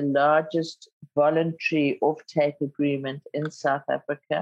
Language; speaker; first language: English; non-native, local second language; Zulu